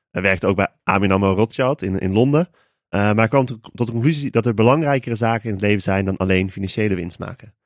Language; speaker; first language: Dutch; native; Dutch